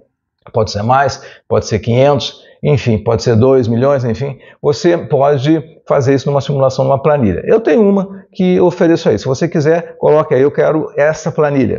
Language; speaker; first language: Portuguese; native; Portuguese